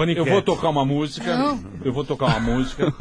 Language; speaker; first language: Portuguese; native; Portuguese